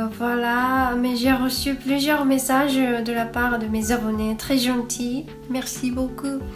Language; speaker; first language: French; non-native, fluent; Japanese